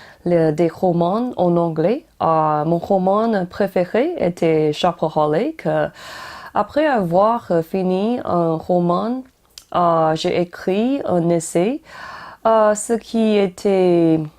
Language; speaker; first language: French; non-native, learner; Chinese